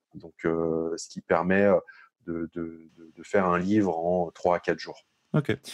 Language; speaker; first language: French; native; French